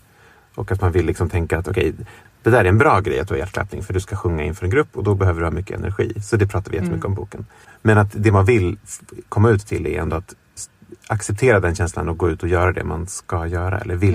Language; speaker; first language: Swedish; native; Swedish